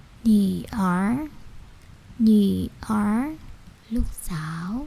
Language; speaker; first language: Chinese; non-native, fluent; Lao